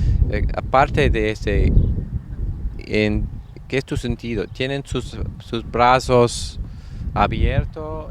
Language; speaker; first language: Spanish; non-native, fluent; English